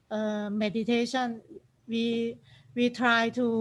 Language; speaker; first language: English; non-native, learner; Thai